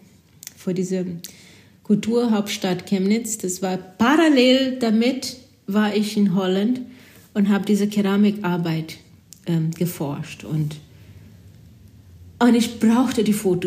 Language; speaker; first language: German; non-native, fluent; Portuguese